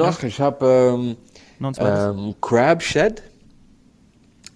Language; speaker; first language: German; non-native, learner; Arabic